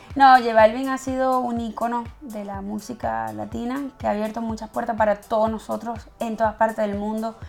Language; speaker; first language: Spanish; native; Spanish